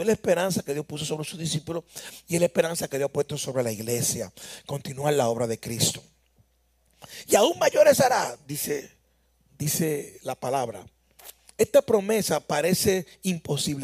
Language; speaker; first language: Spanish; native; Spanish